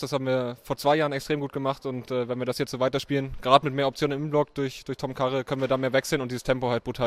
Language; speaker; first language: German; native; German